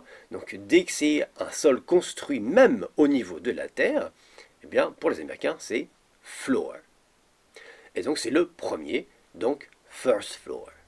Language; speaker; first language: French; native; French